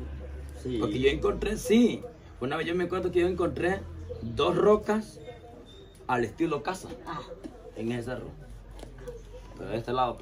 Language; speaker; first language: Spanish; native; Spanish